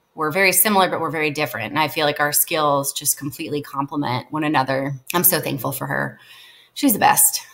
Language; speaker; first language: English; native; English